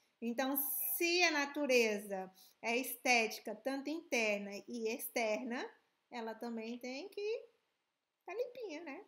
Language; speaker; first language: Portuguese; native; Portuguese